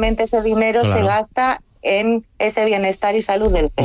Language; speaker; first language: Spanish; native; Spanish